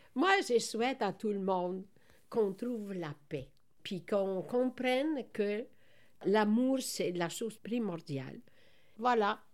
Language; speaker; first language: French; non-native, fluent; Italian